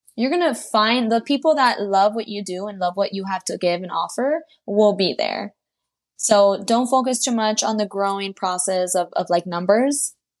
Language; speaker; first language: English; early bilingual, other home language; Spanish